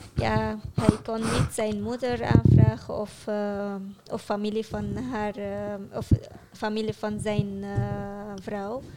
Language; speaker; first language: Dutch; non-native, fluent; Arabic